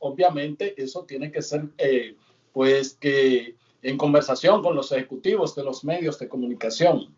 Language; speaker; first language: Spanish; native; Spanish